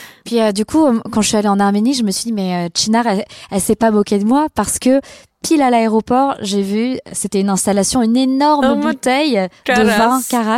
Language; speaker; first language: French; native; French